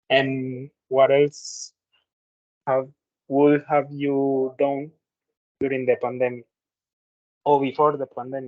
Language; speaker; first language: English; non-native, learner; Spanish